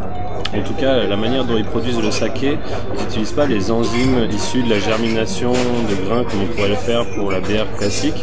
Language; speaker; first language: French; native; French